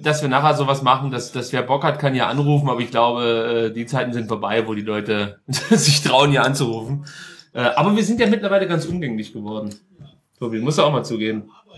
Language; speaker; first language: German; native; German